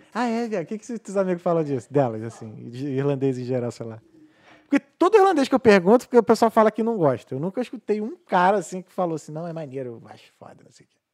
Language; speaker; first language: Portuguese; native; Portuguese